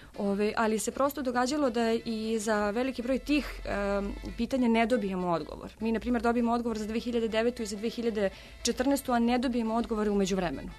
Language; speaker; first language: Serbian; native; Serbian